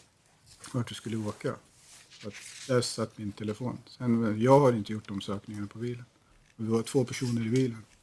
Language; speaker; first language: Swedish; native; Swedish